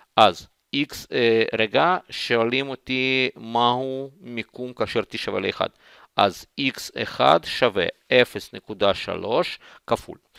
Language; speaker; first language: Hebrew; non-native, fluent; Russian